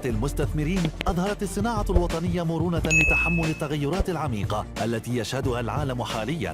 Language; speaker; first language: Arabic; native; Arabic